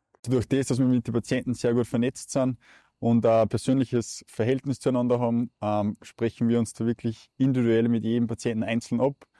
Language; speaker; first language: German; native; German